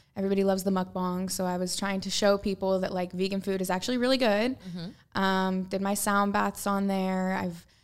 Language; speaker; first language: English; native; English